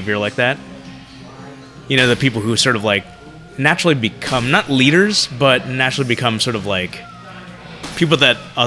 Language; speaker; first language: English; early bilingual, other home language; Vietnamese